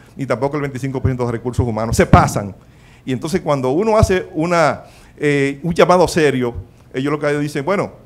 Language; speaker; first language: Spanish; native; Spanish